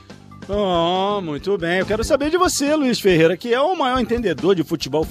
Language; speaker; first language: Portuguese; native; Portuguese